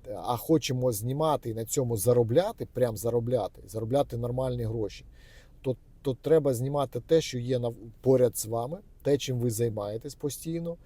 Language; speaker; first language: Ukrainian; native; Ukrainian